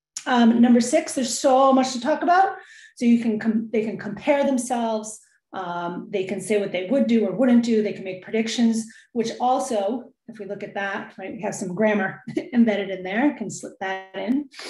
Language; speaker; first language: English; native; English